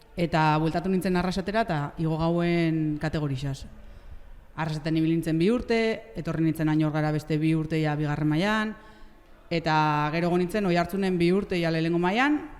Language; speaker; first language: Basque; native; Basque